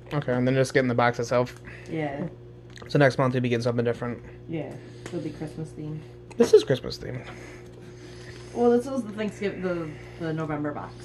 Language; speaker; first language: English; native; English